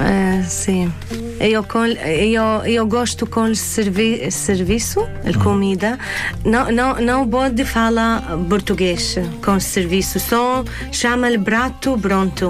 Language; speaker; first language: Portuguese; non-native, learner; Arabic